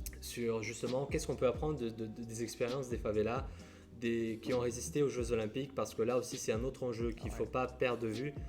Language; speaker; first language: French; non-native, fluent; Portuguese